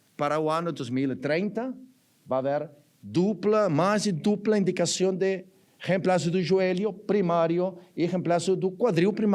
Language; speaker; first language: Portuguese; non-native, learner; Spanish